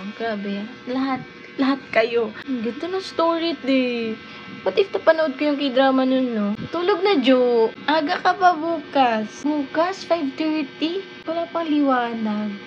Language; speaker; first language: Filipino; non-native, local second language; Cebuano